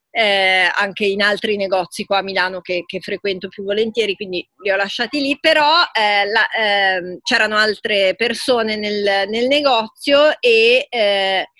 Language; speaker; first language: Italian; native; Italian